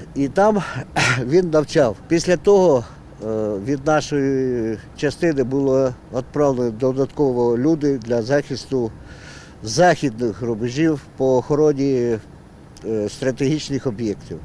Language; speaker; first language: Ukrainian; native; Ukrainian